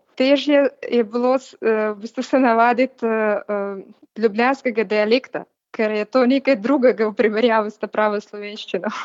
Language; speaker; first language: Slovenian; non-native, fluent; Russian